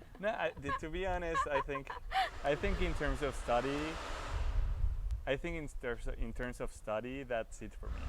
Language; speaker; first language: English; non-native, fluent; Spanish